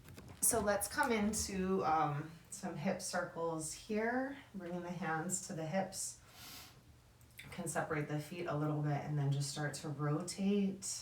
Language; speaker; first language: English; native; English